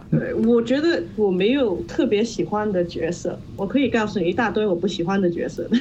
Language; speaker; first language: Chinese; non-native, local second language; Cantonese